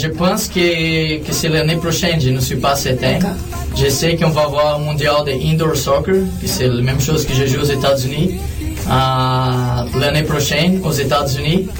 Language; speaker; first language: French; non-native, fluent; Portuguese